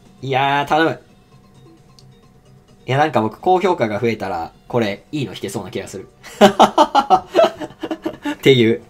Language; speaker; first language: Japanese; native; Japanese